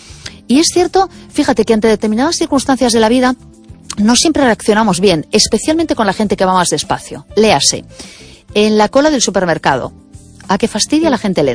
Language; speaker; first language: Spanish; native; Spanish